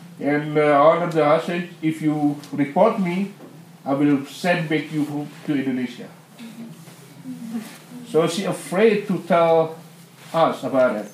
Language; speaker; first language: English; non-native, learner; Indonesian